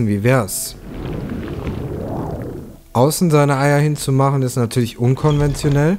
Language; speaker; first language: German; native; German